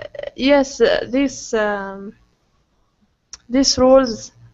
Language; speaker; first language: English; non-native, learner; Arabic